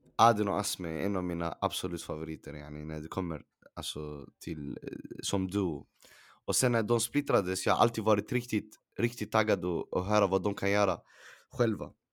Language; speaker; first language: Swedish; early bilingual, other home language; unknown